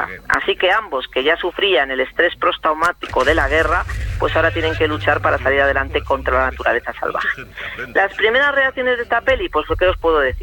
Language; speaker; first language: Spanish; native; Spanish